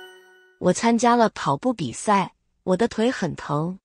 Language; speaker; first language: Chinese; non-native, learner; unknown